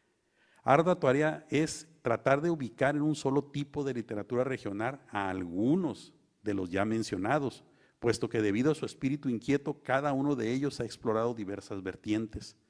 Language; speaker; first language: Spanish; native; Spanish